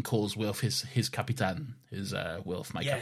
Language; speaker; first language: English; native; English